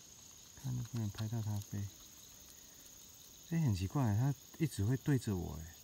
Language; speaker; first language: Chinese; native; Chinese